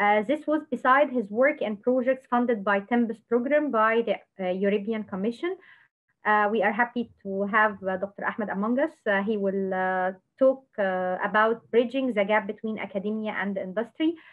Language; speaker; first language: English; non-native, fluent; Arabic